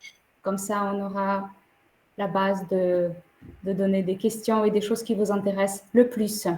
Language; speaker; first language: French; non-native, fluent; Ukrainian